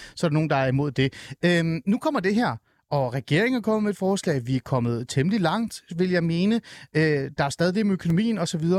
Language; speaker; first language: Danish; early bilingual, other home language; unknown